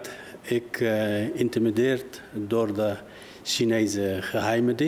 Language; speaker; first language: Dutch; non-native, learner; Uyghur